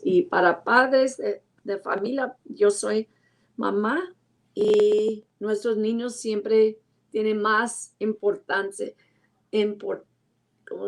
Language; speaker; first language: Spanish; non-native, learner; English